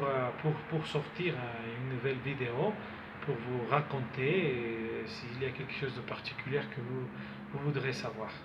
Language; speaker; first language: French; non-native, fluent; Spanish